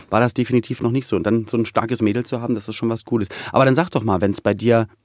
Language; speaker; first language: German; native; German